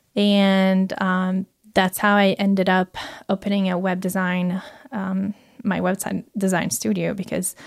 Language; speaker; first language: English; non-native, fluent; Portuguese